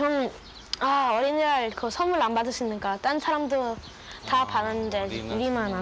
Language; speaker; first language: Korean; early bilingual, heritage; Korean